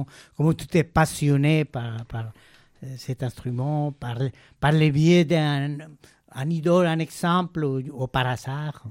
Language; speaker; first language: French; non-native, fluent; Spanish